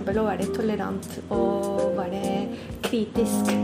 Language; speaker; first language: Norwegian; non-native, fluent; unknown